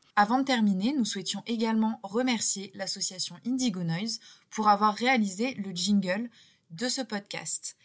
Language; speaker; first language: French; native; French